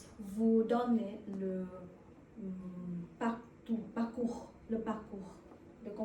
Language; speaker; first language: French; non-native, learner; Vietnamese